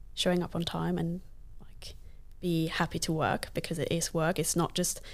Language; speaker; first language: English; non-native, fluent; Luxembourgish